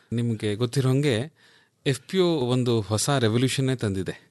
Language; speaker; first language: Kannada; native; Kannada